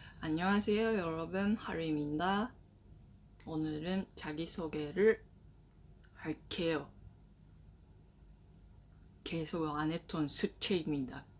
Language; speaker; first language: Korean; non-native, learner; Japanese